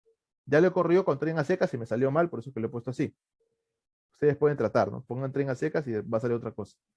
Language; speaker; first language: Spanish; native; Spanish